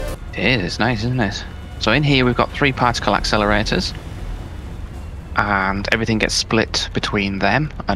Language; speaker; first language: English; native; English